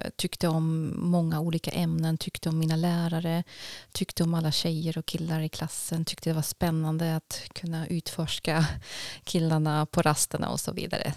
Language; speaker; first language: Swedish; non-native, fluent; German